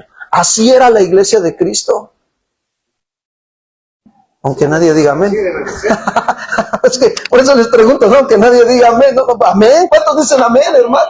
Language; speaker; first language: Spanish; native; Spanish